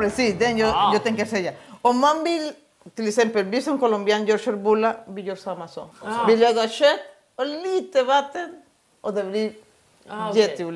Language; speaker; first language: Swedish; non-native, learner; Spanish